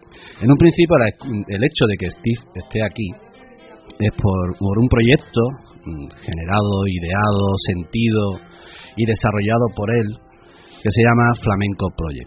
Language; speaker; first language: Spanish; native; Spanish